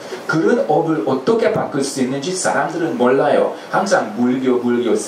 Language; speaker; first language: Korean; non-native, fluent; Hungarian